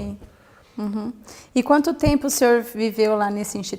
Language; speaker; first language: Portuguese; native; Portuguese